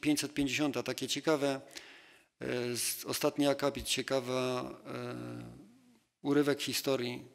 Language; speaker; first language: Polish; native; Polish